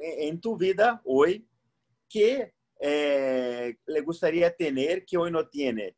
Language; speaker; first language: Spanish; non-native, fluent; Portuguese